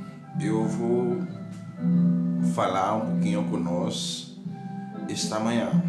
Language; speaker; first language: Portuguese; non-native, learner; Haitian Creole